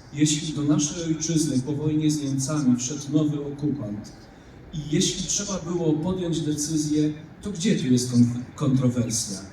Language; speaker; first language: Polish; native; Polish